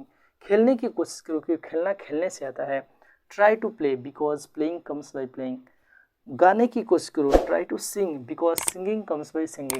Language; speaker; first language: Hindi; native; Hindi